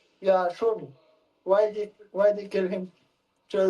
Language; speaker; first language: English; non-native, learner; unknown